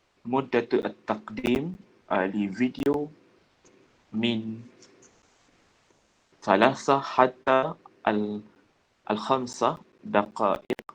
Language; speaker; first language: Arabic; non-native, fluent; Malay